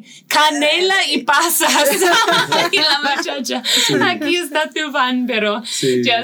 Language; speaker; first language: Spanish; non-native, fluent; English